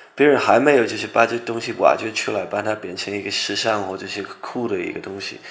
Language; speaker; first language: Chinese; non-native, fluent; English